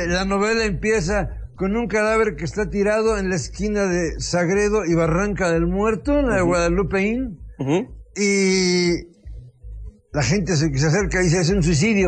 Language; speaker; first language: Spanish; native; Spanish